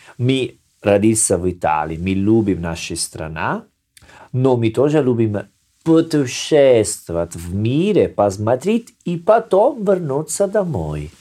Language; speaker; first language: Russian; non-native, learner; Italian